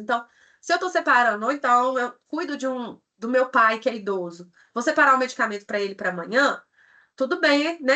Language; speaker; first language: Portuguese; native; Portuguese